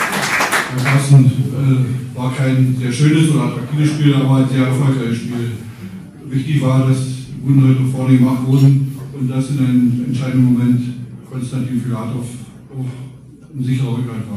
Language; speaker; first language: German; native; German